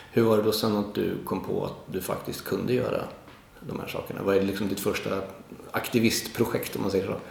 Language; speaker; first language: Swedish; native; Swedish